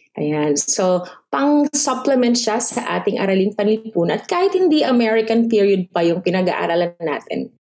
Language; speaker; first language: Filipino; early bilingual, other home language; Waray